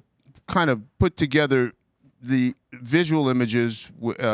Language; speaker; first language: English; native; English